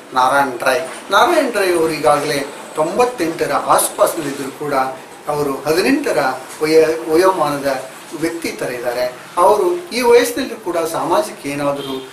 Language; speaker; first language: Kannada; native; Kannada